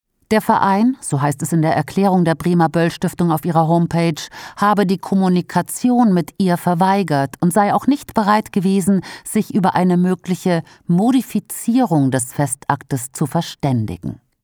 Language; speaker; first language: German; native; German